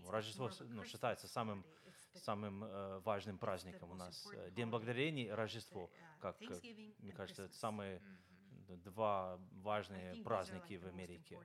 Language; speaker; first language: Russian; non-native, fluent; English